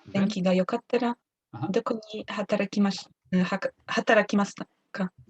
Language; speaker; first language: Japanese; non-native, learner; English